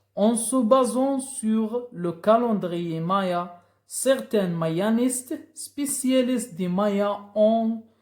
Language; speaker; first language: French; non-native, local second language; Arabic